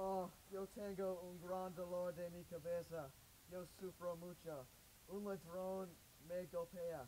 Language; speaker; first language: Spanish; non-native, learner; English